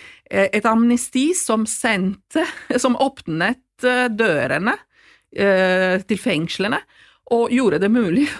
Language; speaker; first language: Norwegian; non-native, fluent; Italian